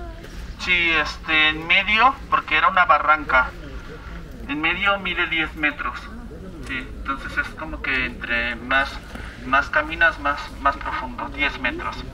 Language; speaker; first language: Spanish; native; Spanish